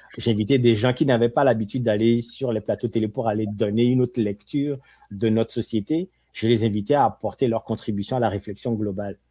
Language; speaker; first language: French; non-native, local second language; Ewe